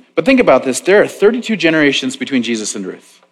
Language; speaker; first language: English; native; English